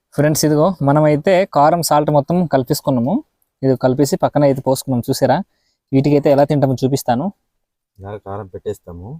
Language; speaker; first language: Telugu; native; Telugu